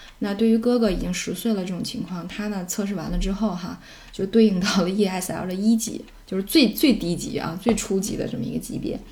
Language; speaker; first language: Chinese; native; Chinese